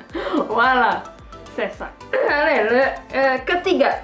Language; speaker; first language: French; non-native, learner; Indonesian